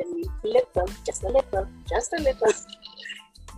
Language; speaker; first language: English; non-native, local second language; Cebuano